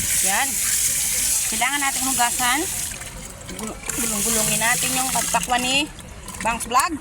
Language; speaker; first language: Filipino; non-native, local second language; Bikol